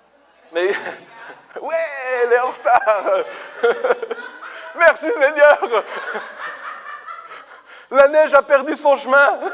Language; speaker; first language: French; native; French